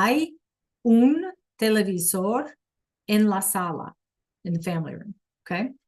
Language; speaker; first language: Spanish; non-native, fluent; English